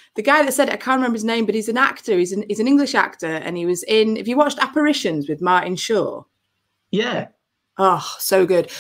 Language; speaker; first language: English; native; English